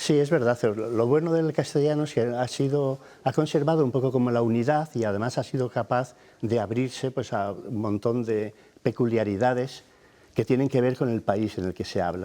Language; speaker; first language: Spanish; native; Spanish